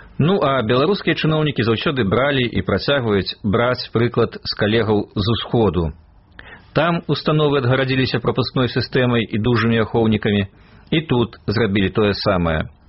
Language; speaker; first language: Belarusian; native; Belarusian